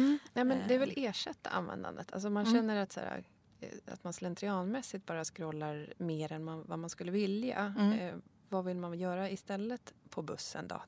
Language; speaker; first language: Swedish; native; Swedish